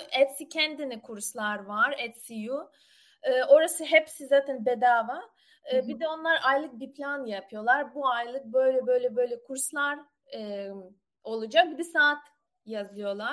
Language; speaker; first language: Turkish; non-native, learner; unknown